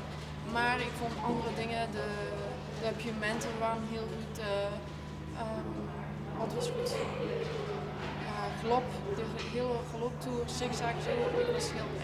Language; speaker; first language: Dutch; non-native, fluent; French